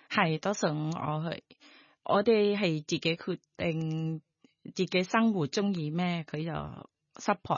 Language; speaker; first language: Cantonese; non-native, learner; Thai